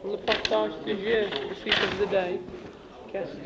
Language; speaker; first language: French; non-native, learner; English